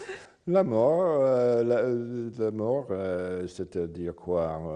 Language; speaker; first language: French; non-native, fluent; English